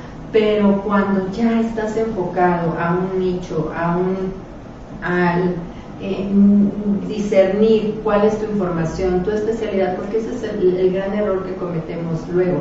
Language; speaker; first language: Spanish; native; Spanish